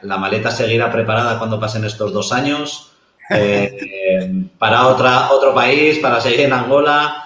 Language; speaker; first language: Spanish; native; Spanish